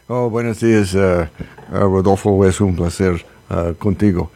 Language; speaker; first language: Spanish; non-native, learner; English